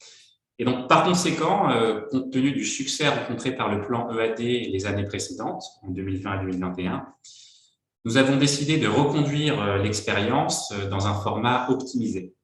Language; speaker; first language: French; native; French